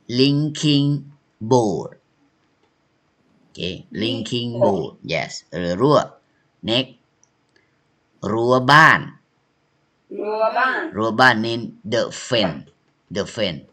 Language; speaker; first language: English; non-native, learner; Thai